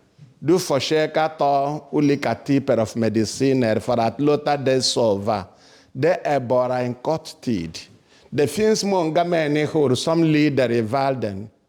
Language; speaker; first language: Swedish; non-native, fluent; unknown